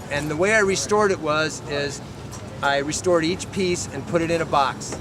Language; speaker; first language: English; native; English